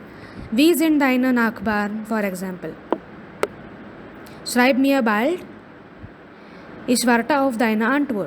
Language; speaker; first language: German; non-native, fluent; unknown